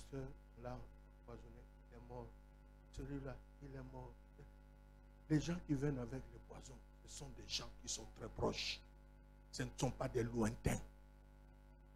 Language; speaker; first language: French; non-native, local second language; Lingala